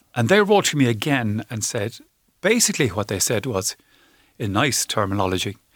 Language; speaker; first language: English; native; English